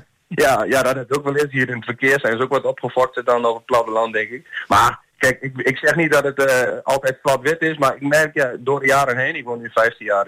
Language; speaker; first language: Dutch; native; Dutch